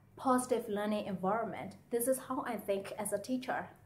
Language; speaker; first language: English; non-native, fluent; Burmese